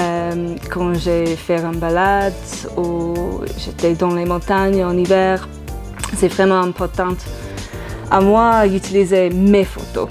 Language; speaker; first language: French; non-native, fluent; English